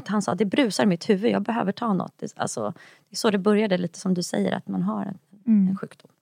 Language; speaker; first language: Swedish; native; Swedish